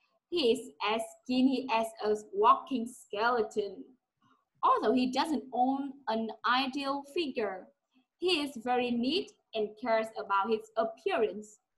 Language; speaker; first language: English; non-native, fluent; Vietnamese